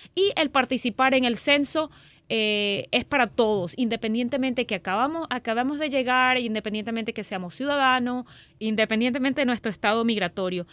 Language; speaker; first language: Spanish; native; Spanish